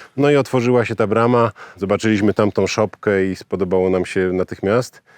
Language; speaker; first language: Polish; native; Polish